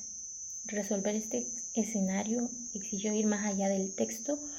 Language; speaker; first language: Spanish; native; Spanish